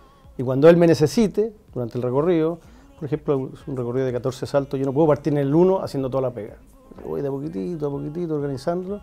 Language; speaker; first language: Spanish; native; Spanish